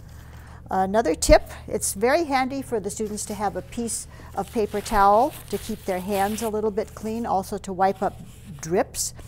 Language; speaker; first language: English; native; English